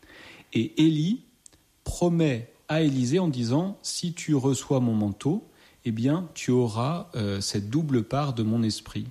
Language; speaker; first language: French; native; French